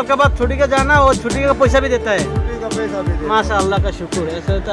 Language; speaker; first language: Hindi; non-native, fluent; Bangla